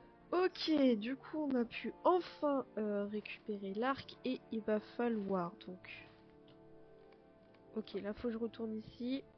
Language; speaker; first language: French; native; French